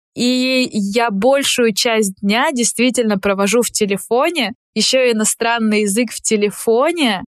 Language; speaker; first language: Russian; native; Russian